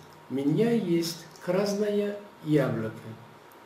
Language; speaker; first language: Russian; non-native, learner; Portuguese